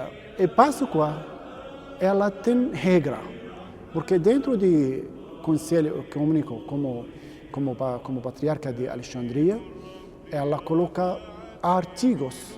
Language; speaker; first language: Portuguese; non-native, learner; Arabic